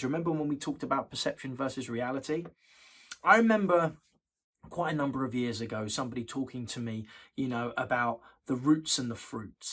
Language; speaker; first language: English; native; English